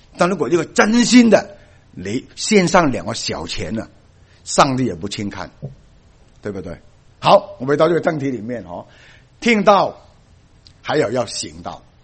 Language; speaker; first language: Chinese; non-native, local second language; Cantonese